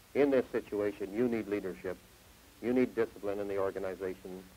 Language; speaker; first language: English; native; English